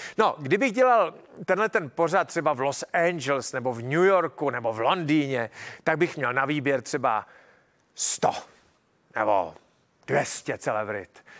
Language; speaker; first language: Czech; native; Czech